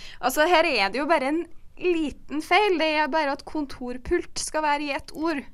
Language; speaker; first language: Norwegian; native; Norwegian